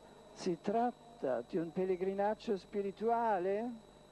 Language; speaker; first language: Italian; non-native, fluent; German